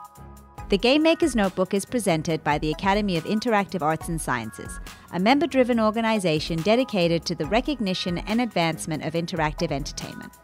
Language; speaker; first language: English; native; English